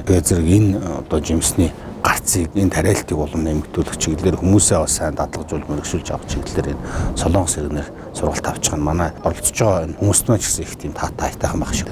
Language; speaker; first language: Mongolian; native; Mongolian